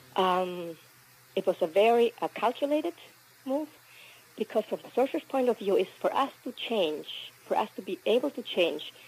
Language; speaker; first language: English; early bilingual, other home language; Spanish